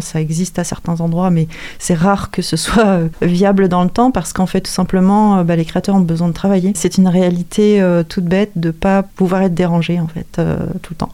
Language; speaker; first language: French; native; French